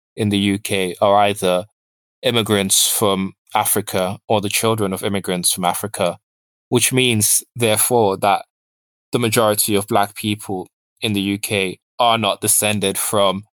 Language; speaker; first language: English; early bilingual, other home language; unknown